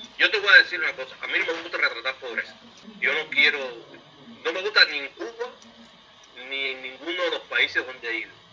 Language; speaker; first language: Spanish; native; Spanish